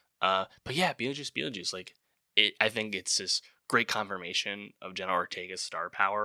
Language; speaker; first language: English; native; English